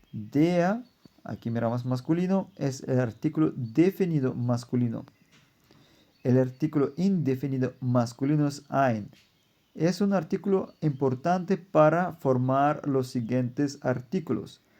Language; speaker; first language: Spanish; non-native, fluent; German